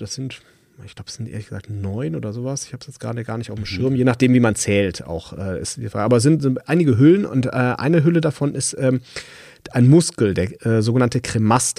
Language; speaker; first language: German; native; German